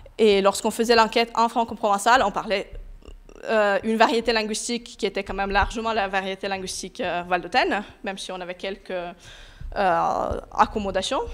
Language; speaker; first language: French; non-native, fluent; Russian